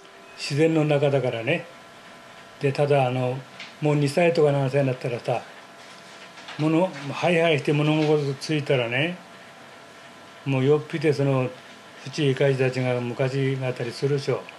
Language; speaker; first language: Japanese; native; Japanese